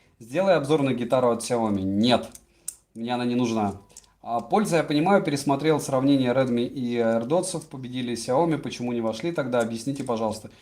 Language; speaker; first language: Russian; native; Russian